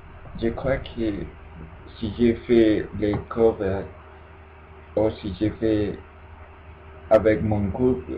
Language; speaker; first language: French; non-native, learner; Spanish